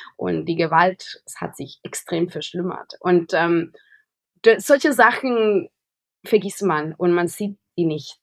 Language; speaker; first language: German; non-native, fluent; Spanish